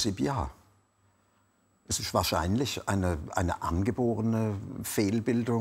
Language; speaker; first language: German; native; German